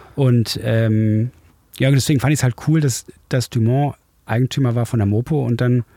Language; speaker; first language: German; native; German